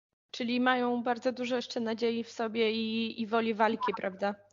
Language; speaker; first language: Polish; native; Polish